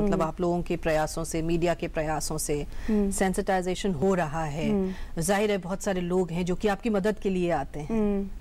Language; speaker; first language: Hindi; native; Hindi